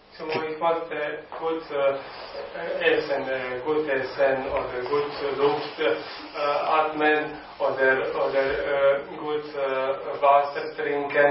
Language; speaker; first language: German; non-native, learner; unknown